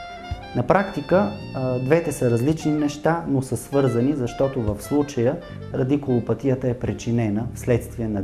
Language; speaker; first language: Bulgarian; native; Bulgarian